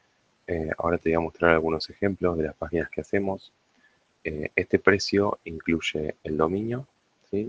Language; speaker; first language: Spanish; native; Spanish